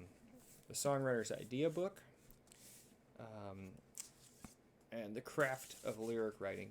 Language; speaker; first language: English; native; English